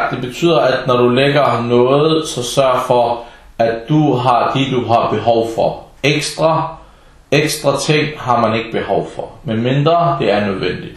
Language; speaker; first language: Danish; early bilingual, other home language; Arabic